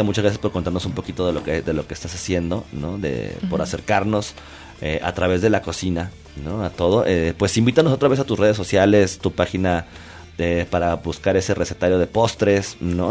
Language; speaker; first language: Spanish; native; Spanish